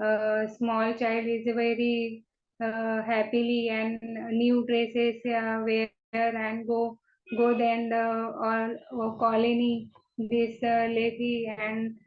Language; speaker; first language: English; non-native, learner; Kannada